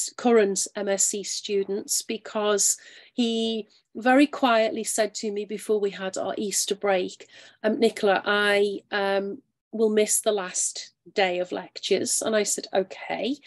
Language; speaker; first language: English; native; English